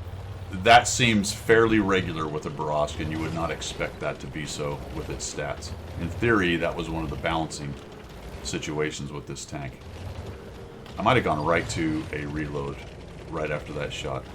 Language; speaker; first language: English; native; English